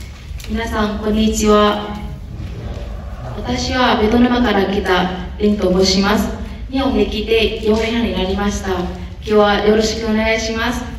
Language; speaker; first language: Japanese; non-native, fluent; Vietnamese